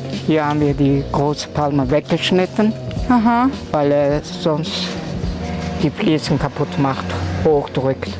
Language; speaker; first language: German; early bilingual, other home language; Turkish